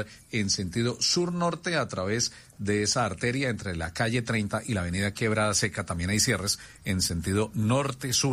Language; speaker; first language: Spanish; native; Spanish